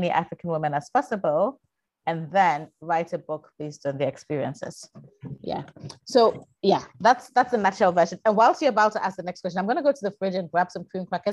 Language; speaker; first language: English; non-native, local second language; Akan